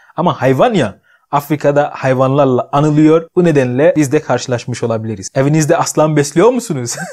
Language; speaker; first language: Turkish; non-native, fluent; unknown